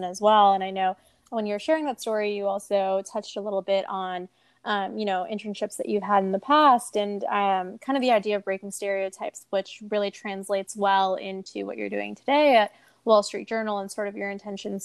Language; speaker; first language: English; native; English